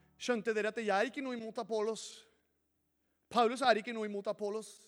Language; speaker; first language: Norwegian; non-native, fluent; Spanish